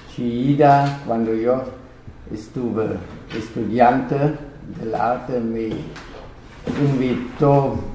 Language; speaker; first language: Spanish; non-native, learner; German